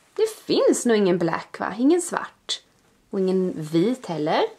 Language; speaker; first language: Swedish; native; Swedish